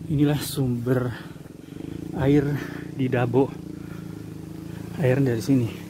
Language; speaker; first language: Indonesian; native; Indonesian